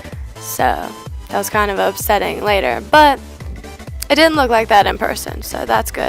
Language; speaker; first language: English; native; English